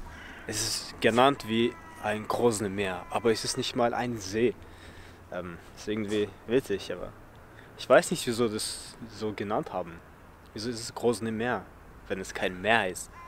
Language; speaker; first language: German; early bilingual, other home language; Chechen